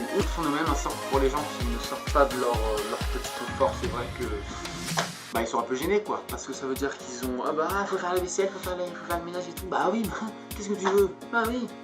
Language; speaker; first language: French; native; French